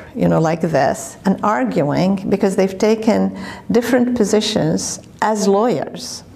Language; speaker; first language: English; non-native, fluent; Arabic